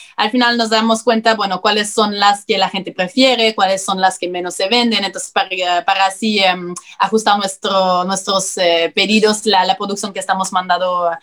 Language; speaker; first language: Spanish; non-native, fluent; French